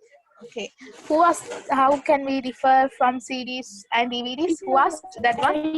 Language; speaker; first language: English; non-native, local second language; Sinhala